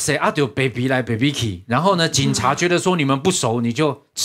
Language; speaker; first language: Chinese; native; Chinese